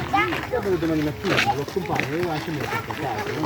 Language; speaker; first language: Italian; non-native, learner; Sinhala